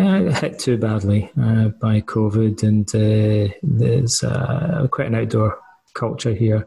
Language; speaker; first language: English; native; English